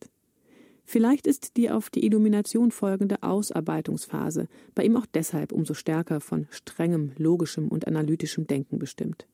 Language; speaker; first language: German; native; German